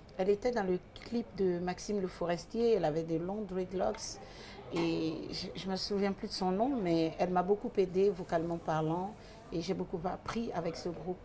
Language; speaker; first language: French; early bilingual, other home language; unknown